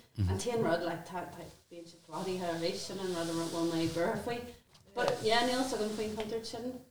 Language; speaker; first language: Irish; non-native, local second language; English